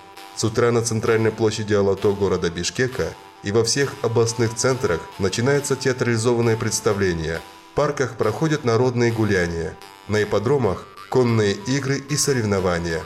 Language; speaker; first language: Russian; non-native, local second language; Kyrgyz